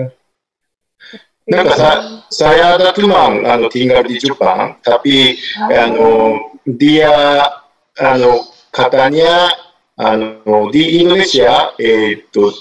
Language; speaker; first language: Indonesian; native; Indonesian